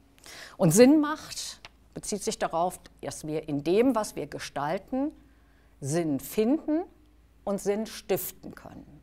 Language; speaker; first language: German; native; German